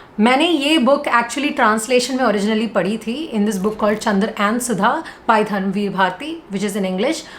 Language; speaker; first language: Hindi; non-native, local second language; Bangla